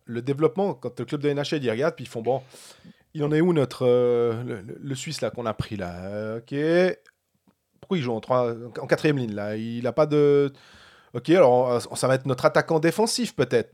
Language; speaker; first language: French; native; French